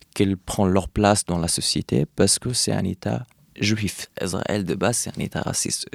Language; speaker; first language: French; non-native, fluent; Arabic